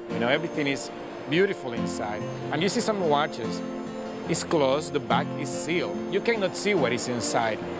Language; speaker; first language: English; non-native, fluent; Spanish